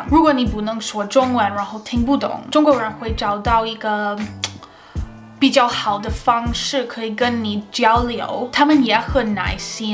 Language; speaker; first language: Chinese; non-native, fluent; English